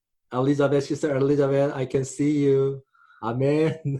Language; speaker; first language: English; non-native, learner; Korean